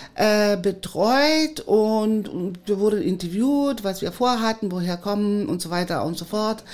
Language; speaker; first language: German; non-native, fluent; Spanish